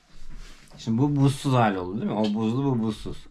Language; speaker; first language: Turkish; native; Turkish